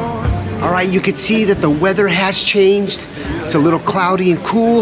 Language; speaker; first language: English; native; English